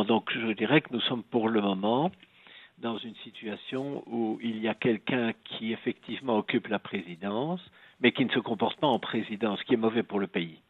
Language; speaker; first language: French; native; French